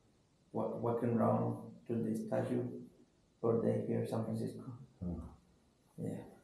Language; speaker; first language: English; non-native, learner; Spanish